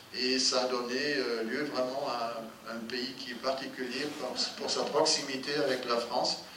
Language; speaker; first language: French; non-native, fluent; German